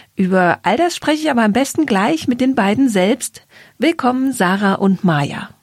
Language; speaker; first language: German; native; German